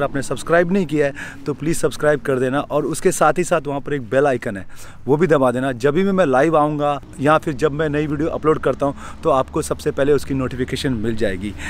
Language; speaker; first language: Hindi; native; Hindi